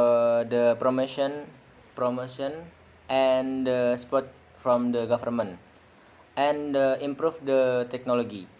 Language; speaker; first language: English; non-native, learner; Indonesian